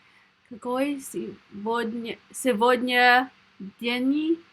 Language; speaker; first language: Russian; non-native, learner; English